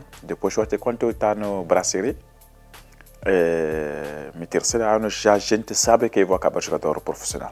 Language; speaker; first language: Portuguese; non-native, learner; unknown